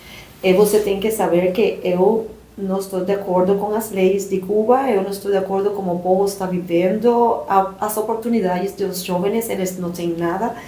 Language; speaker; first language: Portuguese; non-native, learner; Spanish